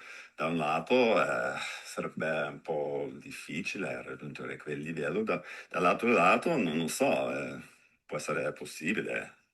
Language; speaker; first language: Italian; non-native, fluent; English